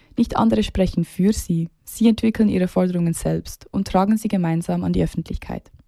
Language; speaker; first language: German; native; German